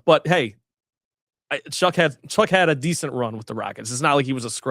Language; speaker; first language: English; native; English